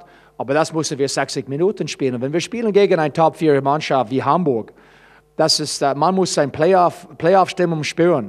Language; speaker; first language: German; non-native, fluent; English